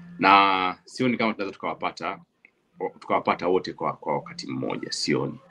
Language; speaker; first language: Swahili; native; Swahili